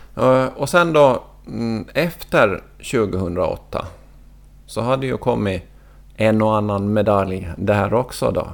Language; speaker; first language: Swedish; native; Swedish